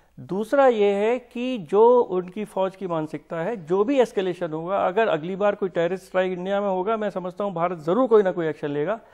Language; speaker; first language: Hindi; native; Hindi